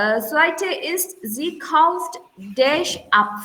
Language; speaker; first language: German; non-native, fluent; Urdu